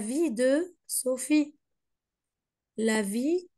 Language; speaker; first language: French; non-native, fluent; Arabic